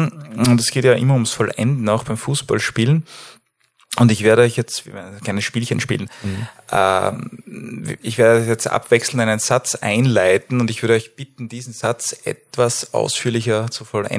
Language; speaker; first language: German; native; German